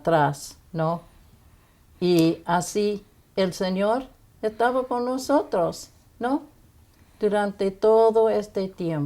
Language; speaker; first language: Spanish; non-native, fluent; English